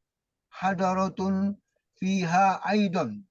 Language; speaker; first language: Arabic; non-native, learner; Indonesian